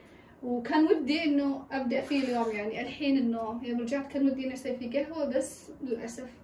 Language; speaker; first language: Arabic; native; Arabic